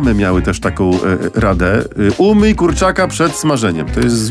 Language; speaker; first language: Polish; native; Polish